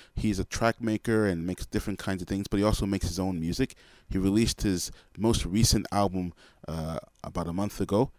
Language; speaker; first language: English; native; English